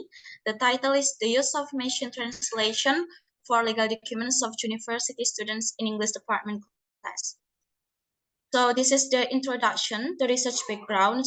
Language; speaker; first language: English; non-native, learner; Indonesian